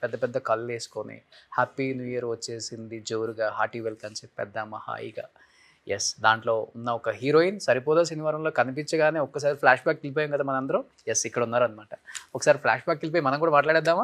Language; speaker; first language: Telugu; native; Telugu